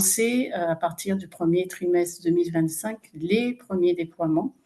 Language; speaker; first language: French; native; French